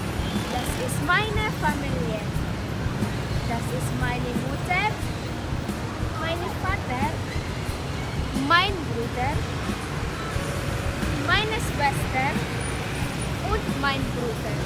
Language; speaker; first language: German; non-native, learner; Cebuano